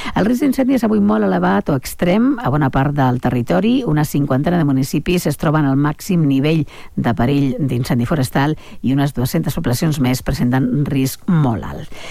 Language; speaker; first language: Catalan; native; Catalan